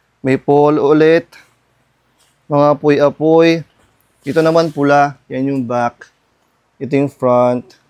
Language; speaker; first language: Filipino; non-native, local second language; Iloko